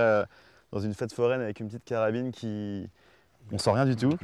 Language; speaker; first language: French; native; French